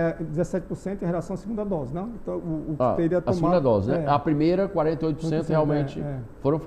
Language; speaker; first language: Portuguese; native; Portuguese